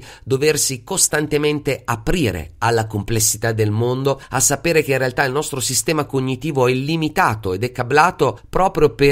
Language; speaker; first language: Italian; native; Italian